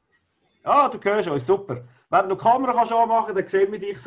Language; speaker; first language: German; native; German